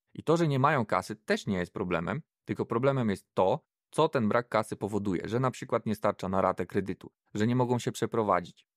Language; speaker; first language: Polish; native; Polish